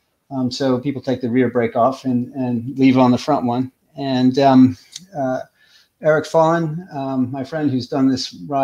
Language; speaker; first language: English; native; English